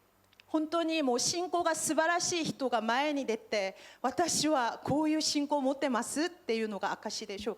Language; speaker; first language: Japanese; non-native, fluent; Korean